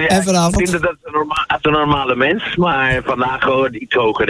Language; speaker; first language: Dutch; non-native, fluent; Spanish